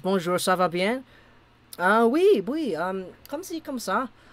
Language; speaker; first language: French; non-native, learner; English